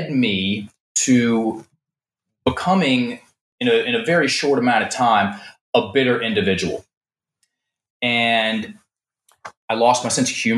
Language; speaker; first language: English; native; English